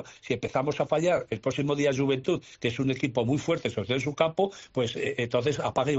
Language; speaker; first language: Spanish; native; Spanish